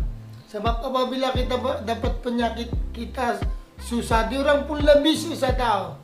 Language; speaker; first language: Indonesian; non-native, fluent; Filipino